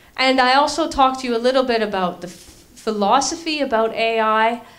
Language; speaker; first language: English; native; English